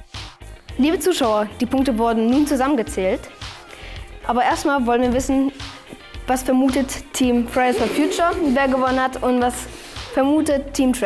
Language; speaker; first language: German; native; German